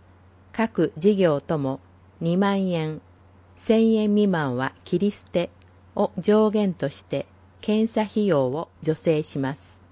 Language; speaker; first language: Japanese; native; Japanese